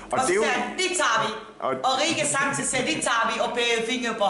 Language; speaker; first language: Danish; non-native, fluent; Italian